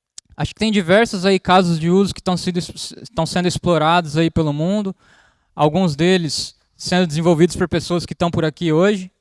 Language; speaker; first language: Portuguese; native; Portuguese